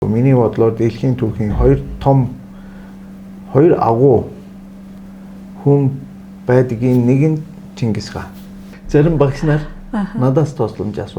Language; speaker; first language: Mongolian; non-native, fluent; Turkish